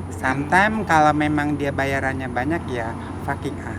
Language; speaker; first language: Indonesian; native; Indonesian